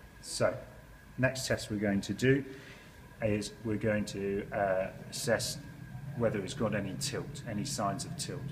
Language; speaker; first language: English; native; English